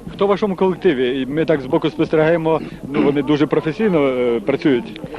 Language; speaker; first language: Ukrainian; native; Ukrainian